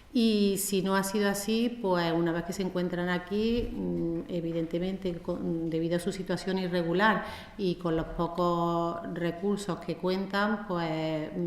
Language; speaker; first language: Spanish; native; Spanish